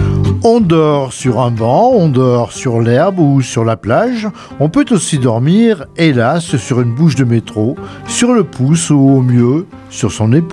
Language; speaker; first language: French; native; French